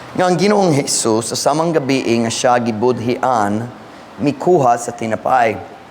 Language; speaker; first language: Cebuano; non-native, fluent; English